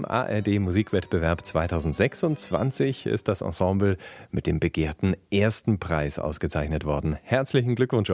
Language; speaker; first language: German; native; German